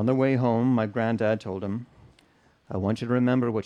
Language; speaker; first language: English; native; English